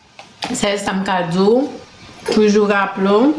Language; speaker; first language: French; non-native, learner; Haitian Creole